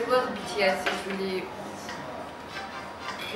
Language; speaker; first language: English; non-native, learner; French